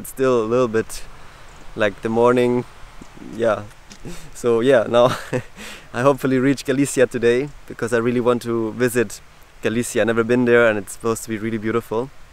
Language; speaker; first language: English; non-native, fluent; German